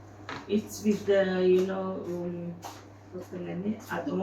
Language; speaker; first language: English; non-native, learner; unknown